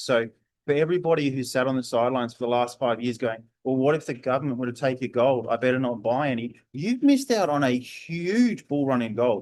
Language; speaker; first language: English; native; English